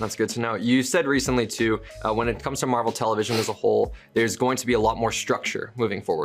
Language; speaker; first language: English; native; English